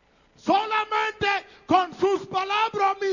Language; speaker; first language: Spanish; non-native, learner; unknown